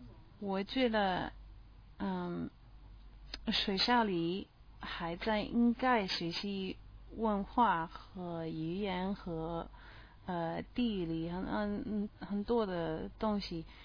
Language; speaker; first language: Chinese; non-native, learner; English